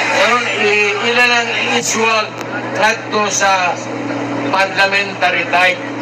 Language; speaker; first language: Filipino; non-native, local second language; Cebuano